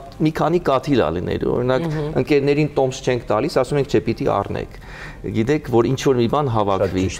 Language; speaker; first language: Armenian; native; Armenian